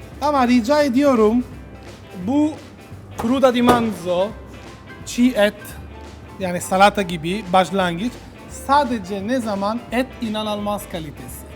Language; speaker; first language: Turkish; non-native, learner; Italian